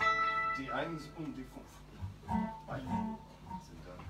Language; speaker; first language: German; non-native, learner; English